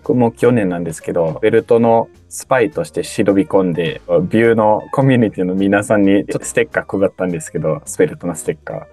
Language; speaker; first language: Japanese; native; Japanese